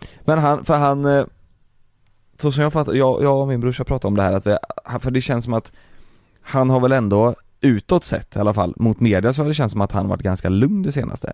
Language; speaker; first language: Swedish; native; Swedish